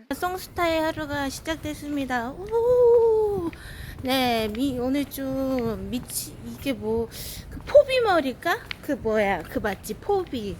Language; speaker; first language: Korean; native; Korean